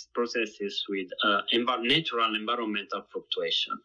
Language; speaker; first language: English; non-native, fluent; Italian